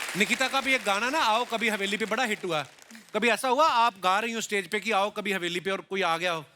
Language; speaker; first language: Hindi; non-native, local second language; Punjabi